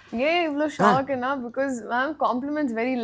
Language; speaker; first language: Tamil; non-native, learner; Telugu